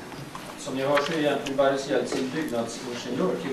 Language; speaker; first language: Swedish; native; Swedish